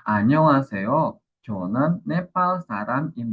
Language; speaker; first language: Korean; non-native, fluent; Indonesian